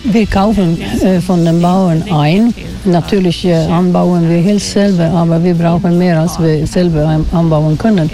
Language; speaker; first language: German; non-native, fluent; Swedish